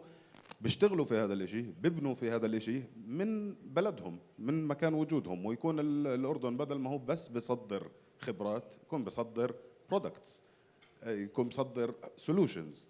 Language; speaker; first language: Arabic; native; Arabic